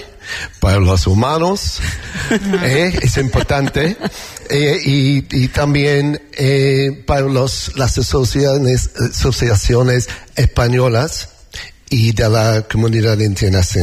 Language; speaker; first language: Spanish; non-native, learner; English